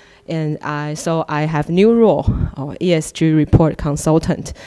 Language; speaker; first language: English; non-native, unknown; Chinese